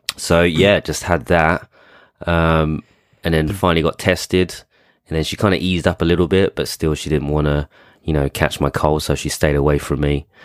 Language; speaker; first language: English; native; English